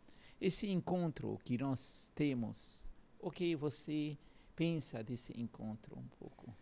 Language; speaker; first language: Portuguese; non-native, fluent; Arabic